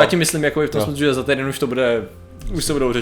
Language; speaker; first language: Czech; native; Czech